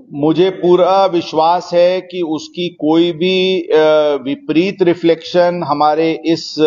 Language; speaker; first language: Hindi; non-native, local second language; Marathi